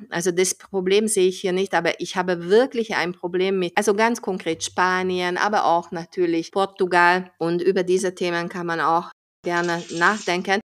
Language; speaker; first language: German; non-native, fluent; Hungarian